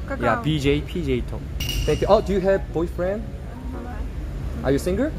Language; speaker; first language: English; non-native, learner; Korean